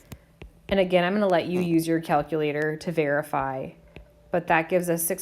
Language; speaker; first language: English; native; English